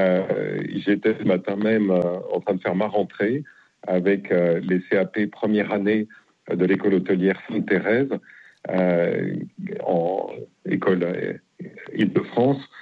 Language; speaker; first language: French; native; French